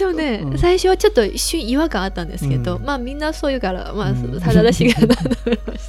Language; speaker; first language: Japanese; non-native, fluent; Chinese